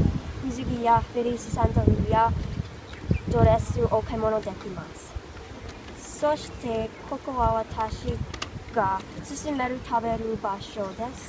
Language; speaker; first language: Japanese; non-native, learner; English